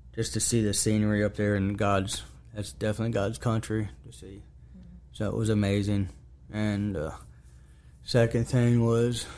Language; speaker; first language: English; native; English